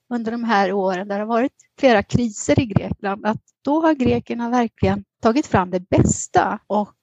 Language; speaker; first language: Swedish; native; Swedish